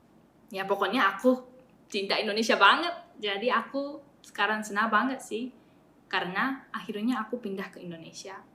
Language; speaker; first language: Indonesian; non-native, fluent; Japanese